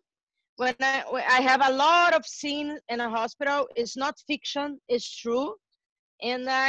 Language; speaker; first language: English; non-native, learner; Portuguese